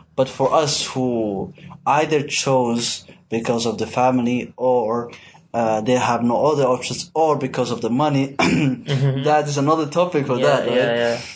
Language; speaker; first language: English; non-native, fluent; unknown